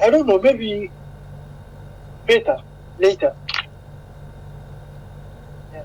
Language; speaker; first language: English; non-native, learner; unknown